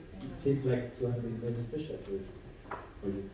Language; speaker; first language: English; non-native, fluent; French